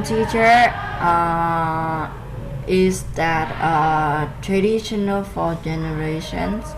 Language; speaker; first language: English; non-native, learner; Vietnamese